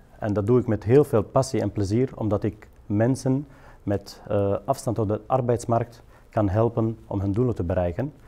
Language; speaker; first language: Dutch; non-native, fluent; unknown